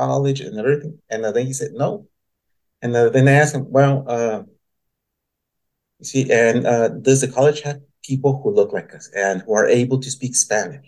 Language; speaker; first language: English; native; English